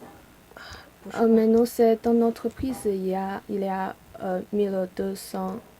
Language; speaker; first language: French; non-native, learner; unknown